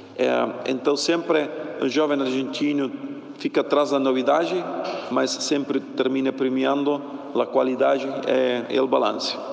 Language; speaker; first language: Portuguese; non-native, fluent; Spanish